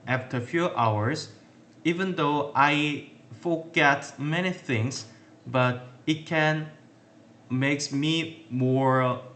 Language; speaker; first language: English; non-native, learner; Korean